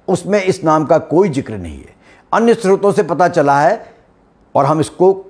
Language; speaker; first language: Hindi; native; Hindi